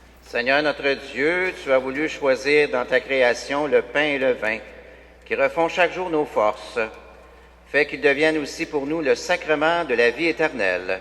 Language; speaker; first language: French; native; French